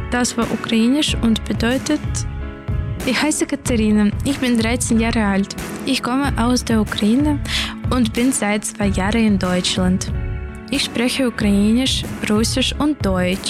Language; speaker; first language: German; early bilingual, other home language; Ukrainian